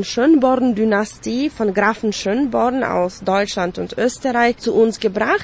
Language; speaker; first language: German; early bilingual, heritage; German